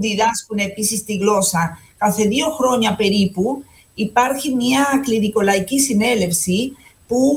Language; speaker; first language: Greek; non-native, fluent; Spanish